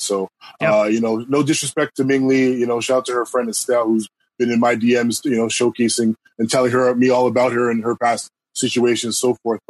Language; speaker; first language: English; native; English